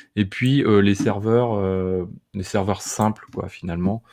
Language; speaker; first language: French; native; French